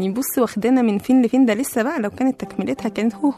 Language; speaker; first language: Arabic; native; Arabic